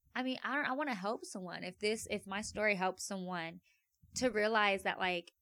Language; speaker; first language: English; native; English